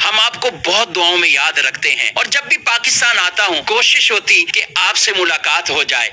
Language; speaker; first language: Urdu; native; Urdu